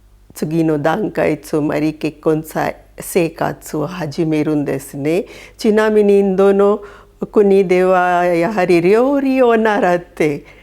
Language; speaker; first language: Japanese; non-native, fluent; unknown